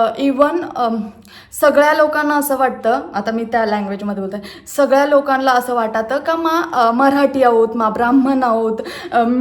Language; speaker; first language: Marathi; non-native, local second language; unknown